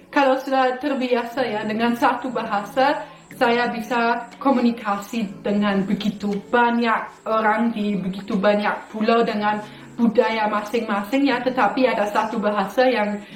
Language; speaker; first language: Indonesian; non-native, fluent; German